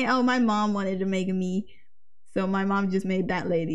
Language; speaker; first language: English; native; English